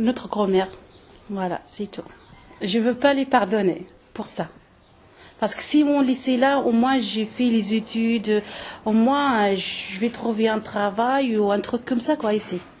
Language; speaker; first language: French; early bilingual, other home language; Arabic